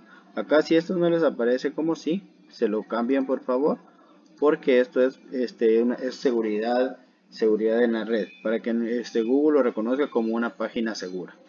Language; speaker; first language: Spanish; native; Spanish